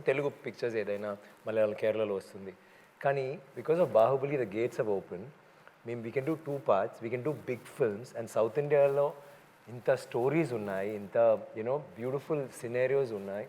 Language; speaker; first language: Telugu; non-native, local second language; Tamil